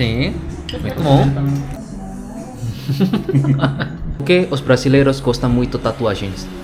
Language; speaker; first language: Portuguese; non-native, learner; Indonesian